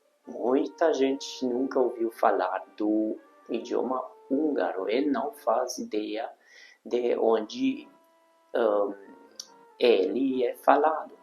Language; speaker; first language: Portuguese; non-native, fluent; Hungarian